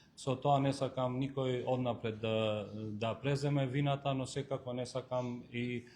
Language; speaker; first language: Macedonian; non-native, local second language; Albanian